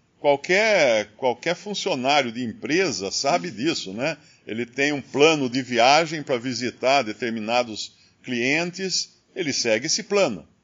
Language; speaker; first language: Portuguese; native; Portuguese